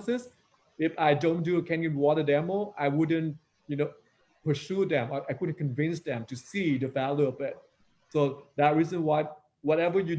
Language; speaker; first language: English; non-native, fluent; Vietnamese